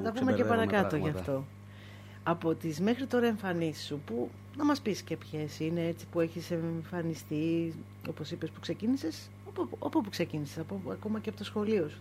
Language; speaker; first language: Greek; native; Greek